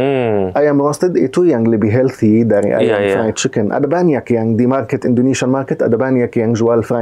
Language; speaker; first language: Indonesian; non-native, fluent; Arabic